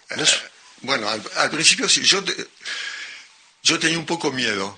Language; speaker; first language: Spanish; non-native, local second language; French